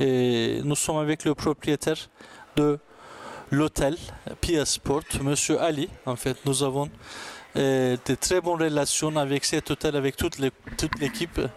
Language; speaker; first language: French; non-native, local second language; Arabic